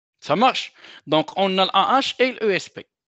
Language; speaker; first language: French; non-native, local second language; Arabic